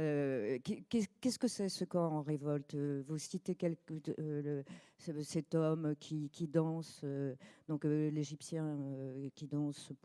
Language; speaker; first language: French; native; French